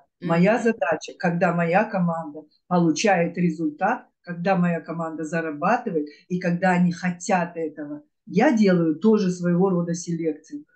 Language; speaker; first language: Russian; native; Russian